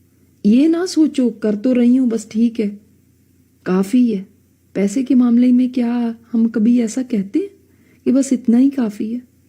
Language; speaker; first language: Urdu; native; Urdu